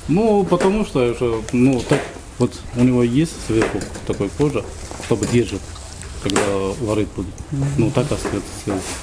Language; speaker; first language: Russian; non-native, local second language; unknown